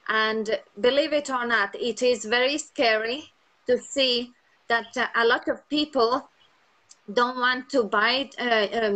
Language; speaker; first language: English; non-native, fluent; Latvian